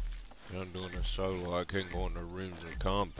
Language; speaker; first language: English; native; English